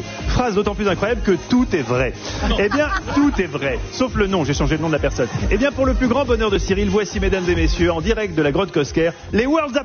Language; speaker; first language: French; native; French